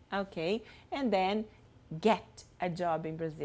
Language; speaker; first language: English; non-native, fluent; Portuguese